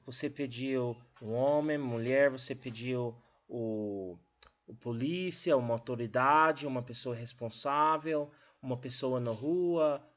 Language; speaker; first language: Portuguese; non-native, learner; English